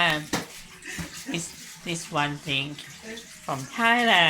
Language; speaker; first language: English; non-native, learner; Thai